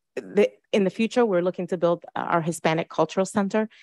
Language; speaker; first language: English; early bilingual, other home language; Spanish